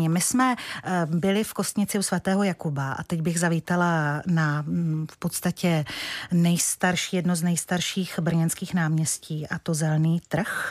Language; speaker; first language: Czech; native; Czech